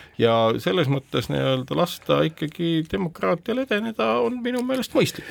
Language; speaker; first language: Estonian; native; Estonian